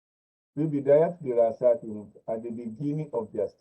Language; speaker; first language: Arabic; non-native, fluent; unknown